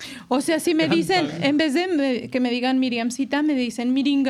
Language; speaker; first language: Spanish; native; Spanish